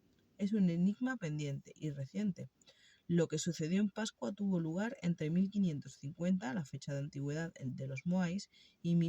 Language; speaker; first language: Spanish; native; Spanish